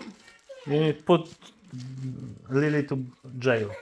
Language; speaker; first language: English; non-native, learner; Polish